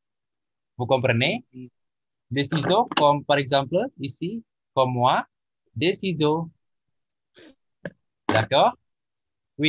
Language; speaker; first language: French; non-native, learner; Indonesian